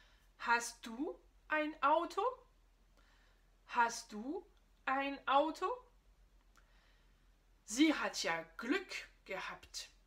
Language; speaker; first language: German; non-native, fluent; French